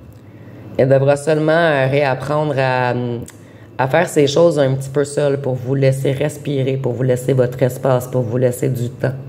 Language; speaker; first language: French; native; French